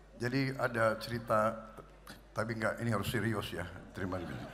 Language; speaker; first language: Indonesian; native; Indonesian